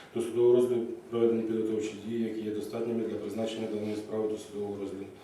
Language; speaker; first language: Ukrainian; native; Ukrainian